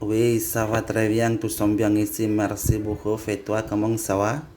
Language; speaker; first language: French; non-native, learner; Indonesian